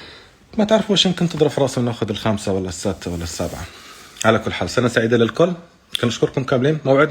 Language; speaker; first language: Arabic; native; Arabic